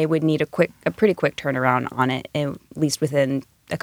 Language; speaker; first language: English; native; English